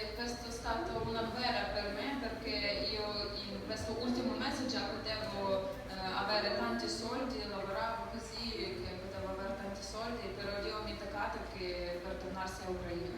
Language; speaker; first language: Italian; non-native, learner; Ukrainian